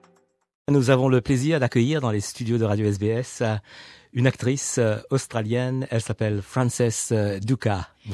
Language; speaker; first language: French; native; French